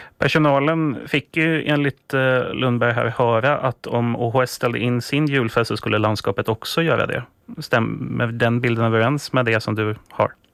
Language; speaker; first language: Swedish; native; Swedish